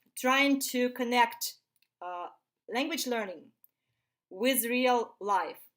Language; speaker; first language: English; non-native, fluent; Ukrainian